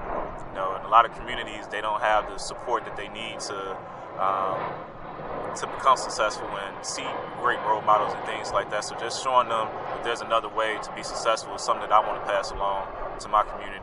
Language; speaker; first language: English; native; English